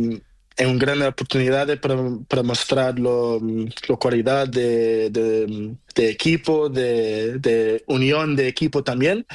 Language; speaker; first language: Spanish; non-native, learner; Portuguese